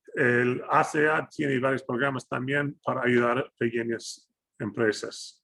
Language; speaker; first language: Spanish; non-native, fluent; English